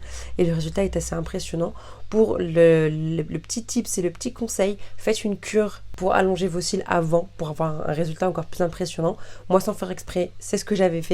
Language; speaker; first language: French; native; French